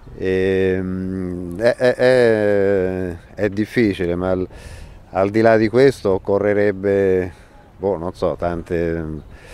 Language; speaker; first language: Italian; native; Italian